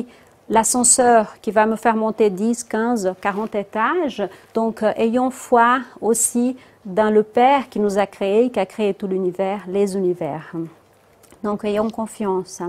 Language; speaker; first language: French; non-native, fluent; Portuguese